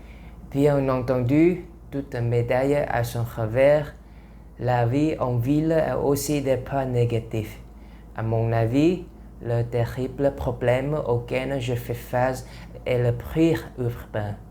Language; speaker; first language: French; non-native, learner; Vietnamese